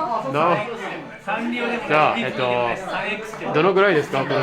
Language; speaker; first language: Japanese; non-native, learner; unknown